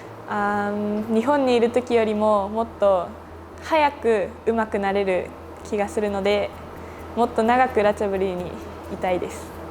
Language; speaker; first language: Japanese; native; Japanese